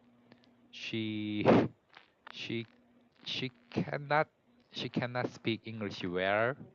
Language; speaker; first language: English; non-native, learner; Korean